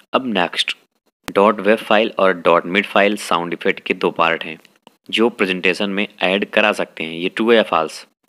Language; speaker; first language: Hindi; native; Hindi